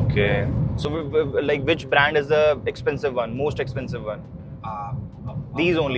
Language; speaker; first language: English; non-native, local second language; Hindi